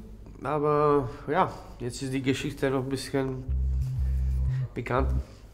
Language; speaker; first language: German; non-native, learner; Czech